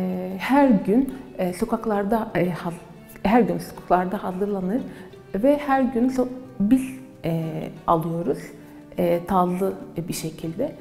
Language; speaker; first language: Turkish; non-native, fluent; Arabic